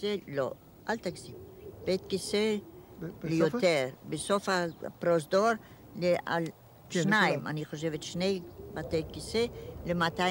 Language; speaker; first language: Hebrew; non-native, fluent; German